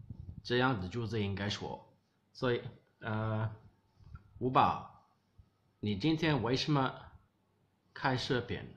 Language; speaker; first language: Chinese; non-native, learner; English